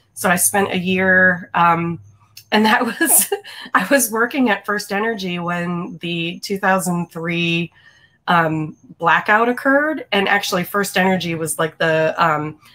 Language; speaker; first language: English; native; English